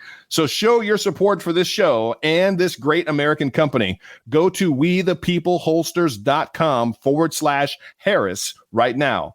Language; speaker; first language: English; native; English